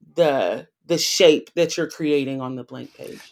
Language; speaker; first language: English; native; English